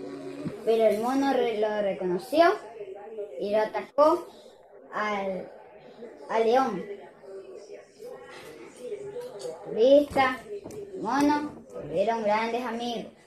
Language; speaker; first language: Spanish; native; Spanish